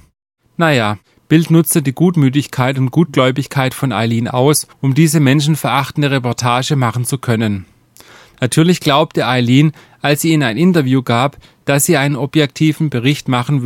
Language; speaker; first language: German; native; German